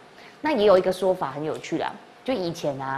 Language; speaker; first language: Chinese; native; Chinese